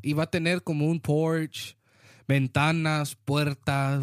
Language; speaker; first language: Spanish; early bilingual, heritage; Spanish